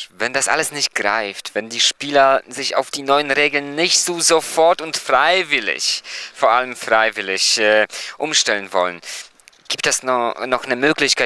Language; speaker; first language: German; non-native, fluent; Polish